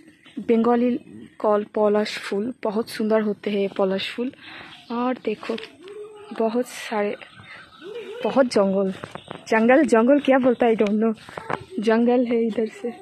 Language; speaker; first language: Hindi; non-native, local second language; Bangla